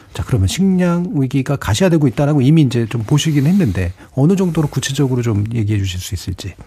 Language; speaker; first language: Korean; native; Korean